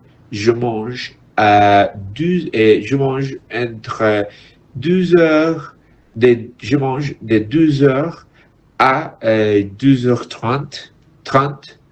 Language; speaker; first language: French; non-native, learner; Spanish